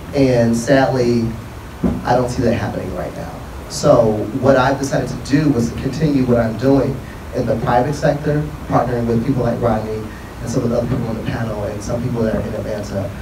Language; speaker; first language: English; native; English